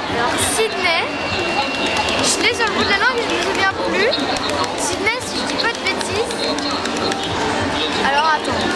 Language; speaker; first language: French; native; French